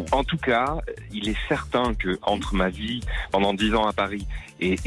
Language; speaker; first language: French; native; French